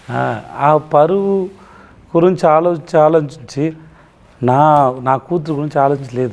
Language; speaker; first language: Telugu; non-native, local second language; Tamil